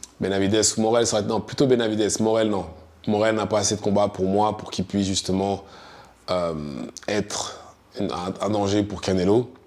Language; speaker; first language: French; native; French